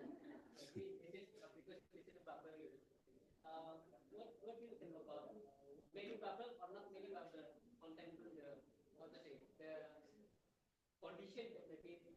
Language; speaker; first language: English; non-native, learner; Indonesian